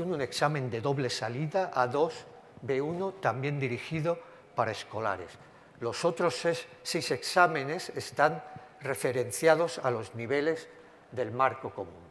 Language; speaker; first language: Spanish; native; Spanish